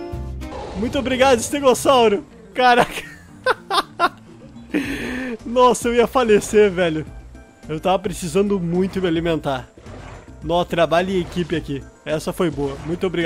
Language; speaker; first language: Portuguese; native; Portuguese